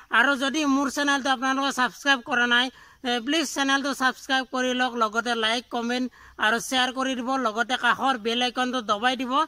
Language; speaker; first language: Assamese; native; Assamese